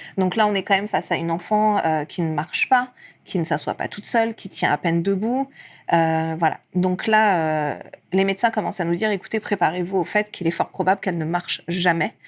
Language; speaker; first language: French; early bilingual, other home language; Persian